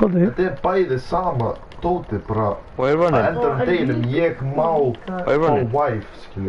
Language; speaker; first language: Icelandic; early bilingual, heritage; Icelandic